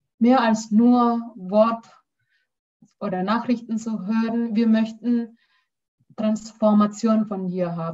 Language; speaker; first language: German; non-native, learner; Indonesian